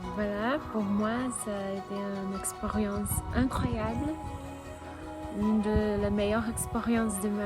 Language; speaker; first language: French; non-native, learner; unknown